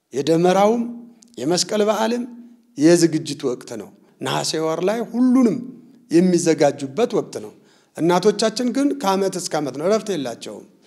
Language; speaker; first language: Amharic; non-native, local second language; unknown